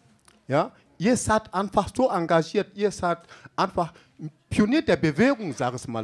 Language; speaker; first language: German; non-native, fluent; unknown